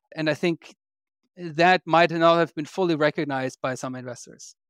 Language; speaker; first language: English; non-native, fluent; German